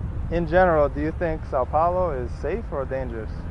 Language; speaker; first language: English; native; English